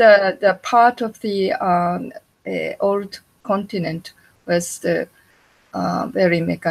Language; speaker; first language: English; non-native, learner; Japanese